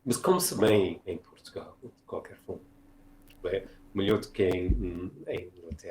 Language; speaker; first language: Portuguese; non-native, fluent; English